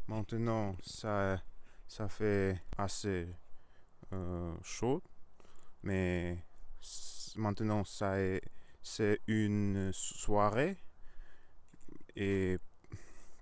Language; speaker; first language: French; non-native, learner; Russian